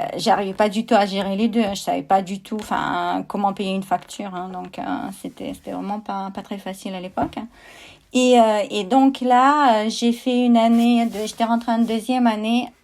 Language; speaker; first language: French; non-native, fluent; Russian